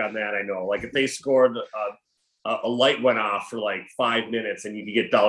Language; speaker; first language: English; native; English